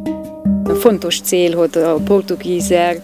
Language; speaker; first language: Hungarian; non-native, fluent; German